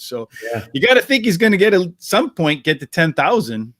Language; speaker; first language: English; native; English